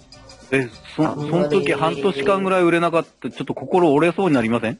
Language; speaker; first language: Japanese; native; Japanese